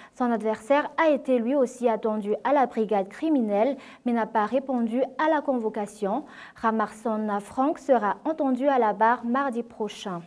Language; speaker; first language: French; non-native, local second language; Malagasy